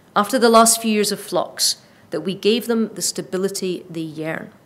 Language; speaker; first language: English; native; English